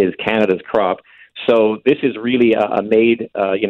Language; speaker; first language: English; native; English